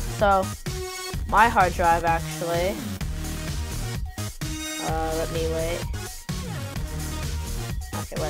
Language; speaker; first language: English; native; English